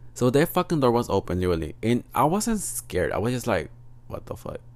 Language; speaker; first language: English; early bilingual, other home language; Spanish